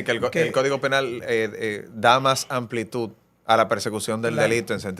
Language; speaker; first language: Spanish; native; Spanish